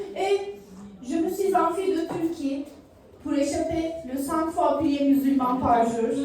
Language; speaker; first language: French; non-native, learner; Turkish